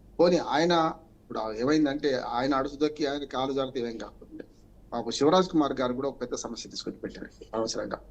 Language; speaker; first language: Telugu; native; Telugu